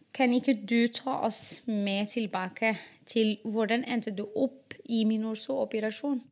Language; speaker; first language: Norwegian; non-native, fluent; Arabic